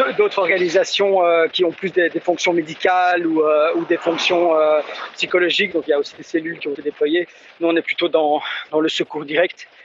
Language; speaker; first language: French; native; French